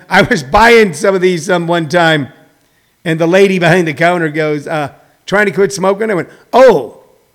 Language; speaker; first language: English; native; English